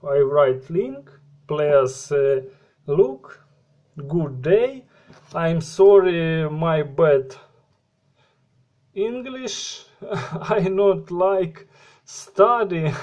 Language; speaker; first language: English; non-native, learner; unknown